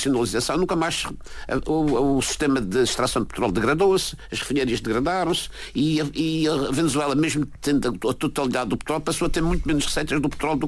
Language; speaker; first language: Portuguese; native; Portuguese